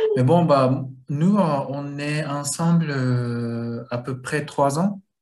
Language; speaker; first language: French; non-native, learner; Japanese